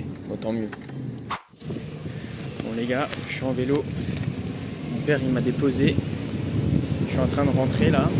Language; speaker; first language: French; native; French